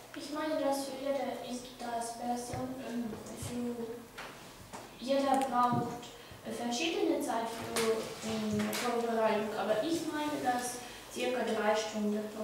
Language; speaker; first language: German; non-native, learner; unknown